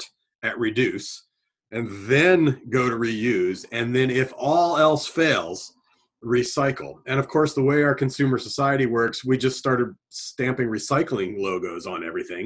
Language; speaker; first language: English; native; English